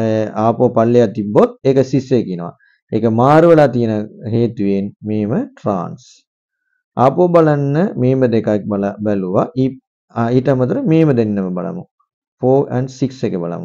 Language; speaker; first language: Sinhala; non-native, local second language; Tamil